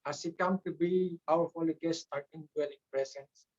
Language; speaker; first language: English; non-native, local second language; Filipino